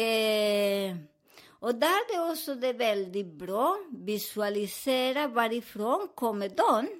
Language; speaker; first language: Swedish; non-native, fluent; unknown